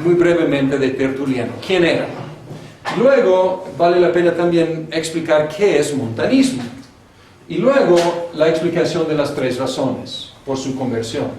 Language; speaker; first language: Spanish; non-native, fluent; English